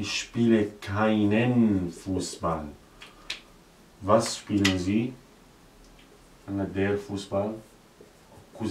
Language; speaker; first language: German; non-native, learner; Arabic